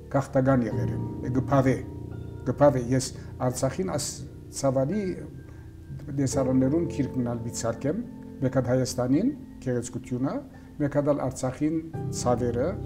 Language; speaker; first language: Armenian; early bilingual, heritage; Armenian